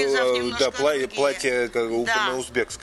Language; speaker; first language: Russian; native; Russian